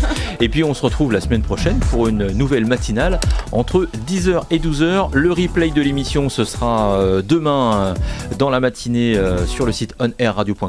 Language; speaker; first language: French; native; French